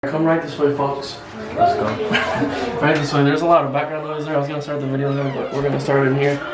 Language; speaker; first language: English; native; English